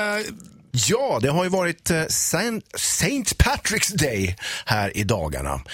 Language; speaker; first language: Swedish; native; Swedish